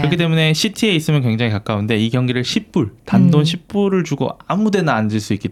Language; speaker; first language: Korean; native; Korean